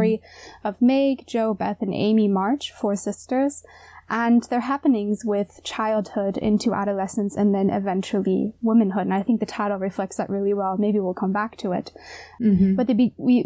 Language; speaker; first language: English; native; English